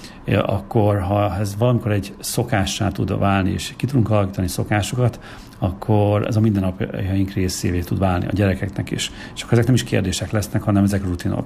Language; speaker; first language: Hungarian; native; Hungarian